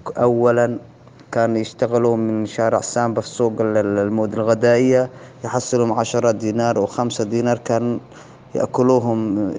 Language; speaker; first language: Arabic; non-native, local second language; Somali